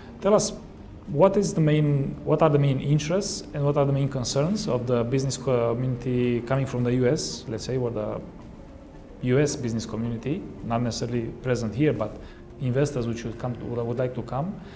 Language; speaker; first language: English; non-native, fluent; Romanian